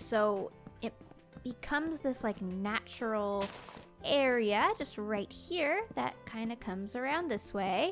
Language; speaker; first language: English; native; English